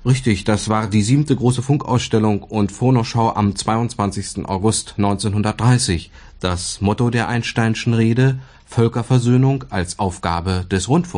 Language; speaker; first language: German; native; German